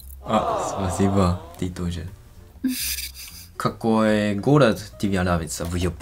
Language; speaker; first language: Russian; non-native, fluent; Japanese